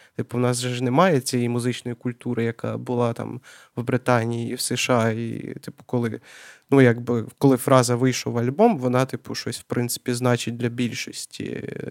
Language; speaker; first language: Ukrainian; non-native, local second language; Russian